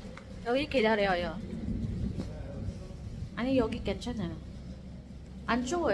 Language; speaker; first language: Korean; non-native, learner; Filipino